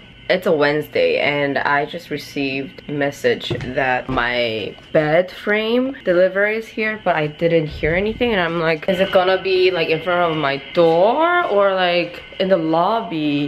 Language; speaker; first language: English; non-native, fluent; Korean